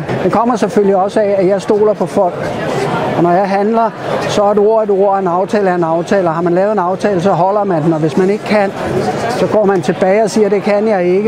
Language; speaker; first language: Danish; native; Danish